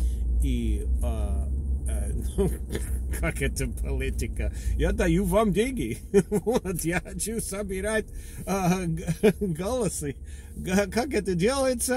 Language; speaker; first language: Russian; non-native, learner; English